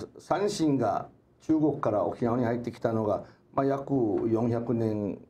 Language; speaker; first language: Japanese; early bilingual, heritage; English